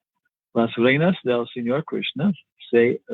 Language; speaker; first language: Spanish; non-native, learner; English